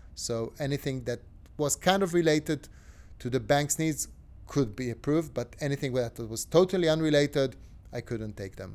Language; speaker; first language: English; non-native, fluent; Hebrew